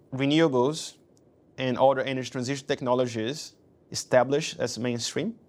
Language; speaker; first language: English; non-native, fluent; Portuguese